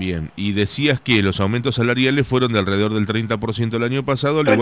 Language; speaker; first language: Spanish; native; Spanish